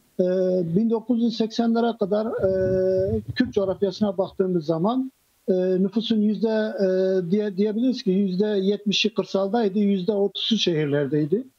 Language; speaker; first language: Turkish; non-native, local second language; Kurdish